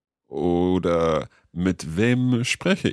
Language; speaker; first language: German; non-native, learner; English